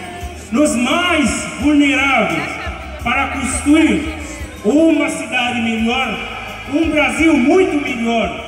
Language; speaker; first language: Portuguese; non-native, fluent; Haitian Creole